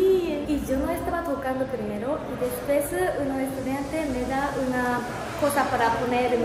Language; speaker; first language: Spanish; non-native, learner; Japanese